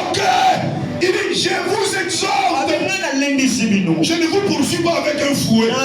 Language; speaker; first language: French; non-native, local second language; Lingala